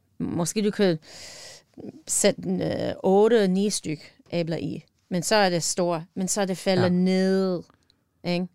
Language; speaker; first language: Danish; non-native, learner; English